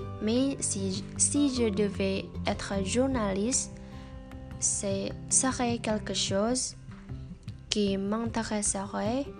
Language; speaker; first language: French; non-native, learner; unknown